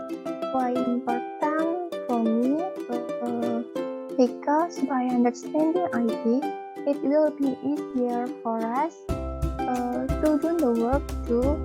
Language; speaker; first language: English; non-native, learner; Indonesian